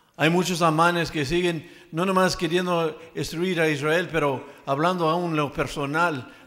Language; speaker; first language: Spanish; early bilingual, heritage; Spanish